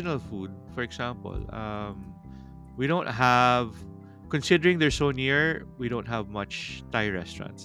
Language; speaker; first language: English; non-native, local second language; Filipino